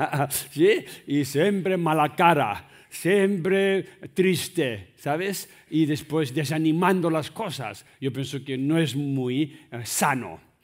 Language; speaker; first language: Spanish; non-native, learner; Tibetan